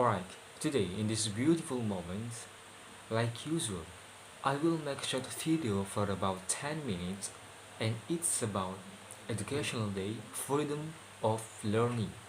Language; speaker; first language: English; non-native, learner; Indonesian